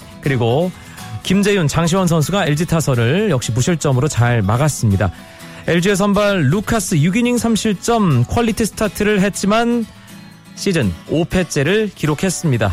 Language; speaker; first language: Korean; native; Korean